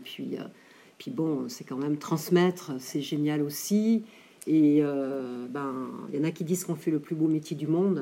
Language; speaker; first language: French; early bilingual, other home language; English